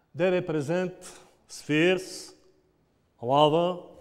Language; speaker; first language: English; non-native, learner; Bulgarian